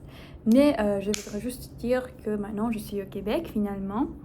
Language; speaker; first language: French; non-native, fluent; Spanish